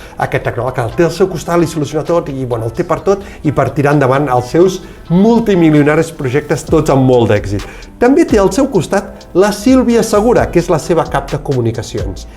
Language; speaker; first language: Catalan; native; Catalan